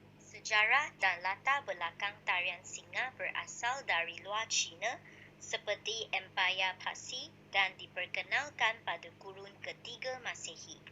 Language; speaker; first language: Malay; non-native, local second language; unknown